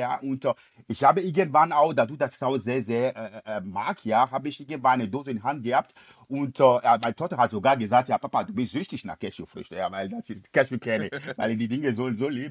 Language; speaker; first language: German; non-native, fluent; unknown